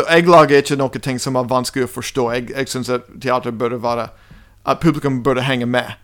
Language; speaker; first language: Norwegian; non-native, fluent; English